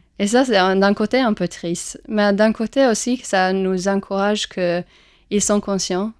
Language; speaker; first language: French; non-native, fluent; English